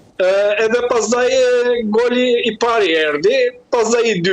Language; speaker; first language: Albanian; early bilingual, heritage; Albanian